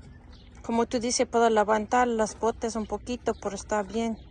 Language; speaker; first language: Spanish; early bilingual, heritage; English